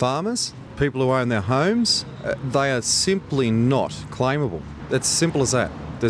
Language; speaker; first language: English; native; English